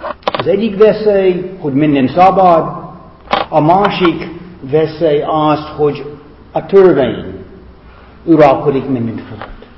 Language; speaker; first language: Hungarian; non-native, fluent; English